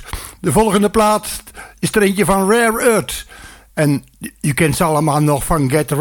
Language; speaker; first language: Dutch; native; Dutch